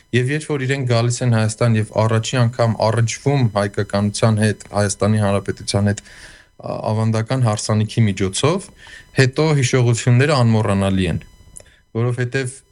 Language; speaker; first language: Armenian; native; Armenian